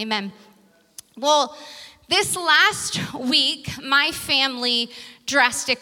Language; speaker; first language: English; native; English